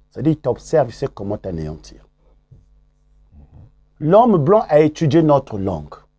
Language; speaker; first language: French; non-native, local second language; Kongo